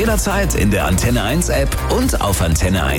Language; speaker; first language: German; native; German